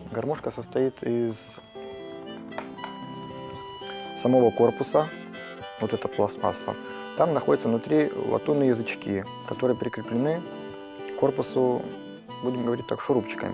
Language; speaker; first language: Russian; native; Russian